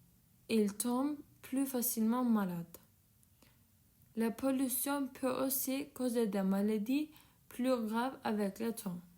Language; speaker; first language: French; non-native, learner; Turkish